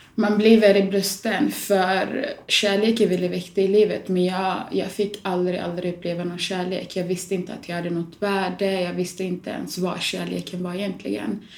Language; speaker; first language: Swedish; early bilingual, other home language; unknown